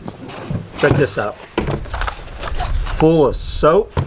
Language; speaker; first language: English; native; English